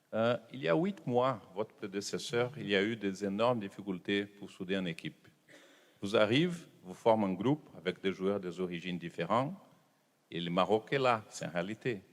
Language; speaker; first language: French; non-native, fluent; Portuguese